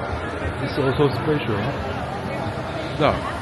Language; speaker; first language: English; non-native, learner; Chinese